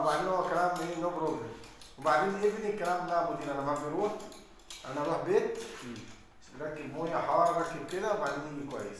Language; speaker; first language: Arabic; non-native, learner; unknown